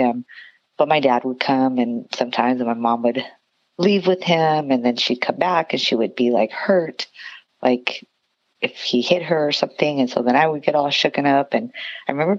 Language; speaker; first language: English; native; English